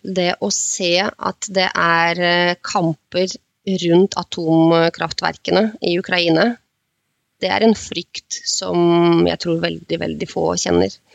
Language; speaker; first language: Norwegian; non-native, fluent; Russian